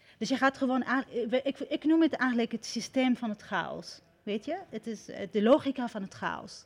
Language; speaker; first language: Dutch; non-native, fluent; Arabic